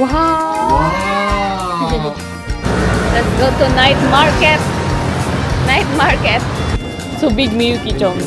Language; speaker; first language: English; non-native, local second language; Filipino